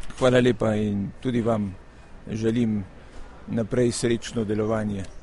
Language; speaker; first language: Slovenian; early bilingual, heritage; Slovenian